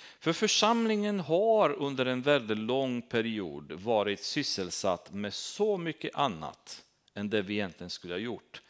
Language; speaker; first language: Swedish; non-native, fluent; Romanian